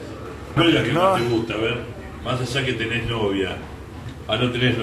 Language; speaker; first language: Spanish; native; Spanish